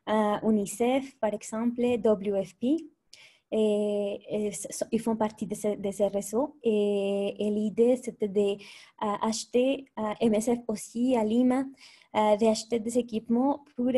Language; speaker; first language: French; non-native, fluent; Spanish